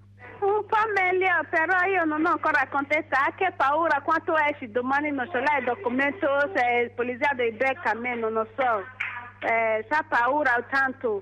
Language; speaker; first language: Italian; non-native, learner; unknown